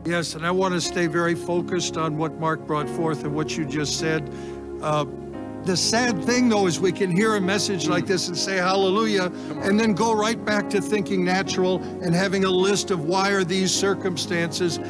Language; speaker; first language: English; native; English